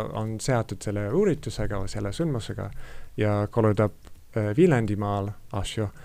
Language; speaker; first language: Estonian; non-native, fluent; English